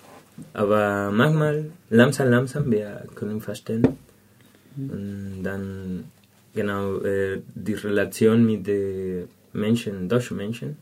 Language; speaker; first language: German; non-native, learner; Spanish